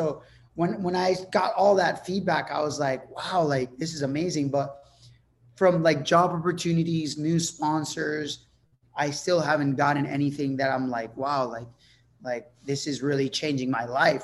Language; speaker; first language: English; non-native, fluent; Spanish